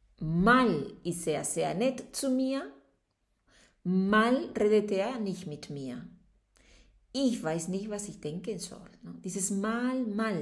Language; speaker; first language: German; non-native, fluent; Spanish